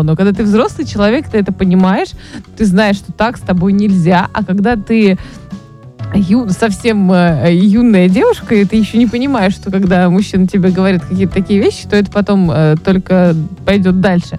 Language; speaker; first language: Russian; native; Russian